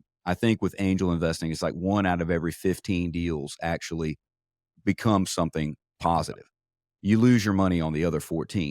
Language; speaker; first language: English; native; English